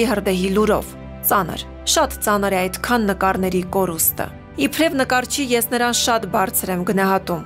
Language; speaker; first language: Armenian; native; Armenian